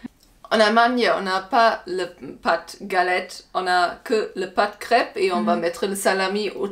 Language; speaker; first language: French; non-native, learner; German